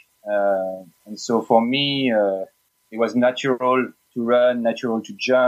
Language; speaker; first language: English; non-native, fluent; French